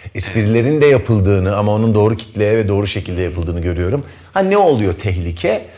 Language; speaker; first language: Turkish; native; Turkish